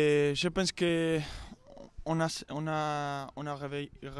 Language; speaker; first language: French; non-native, learner; Spanish